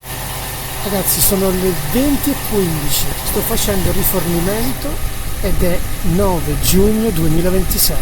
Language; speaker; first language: Italian; native; Italian